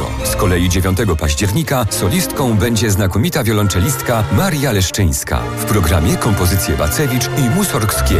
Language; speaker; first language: Polish; native; Polish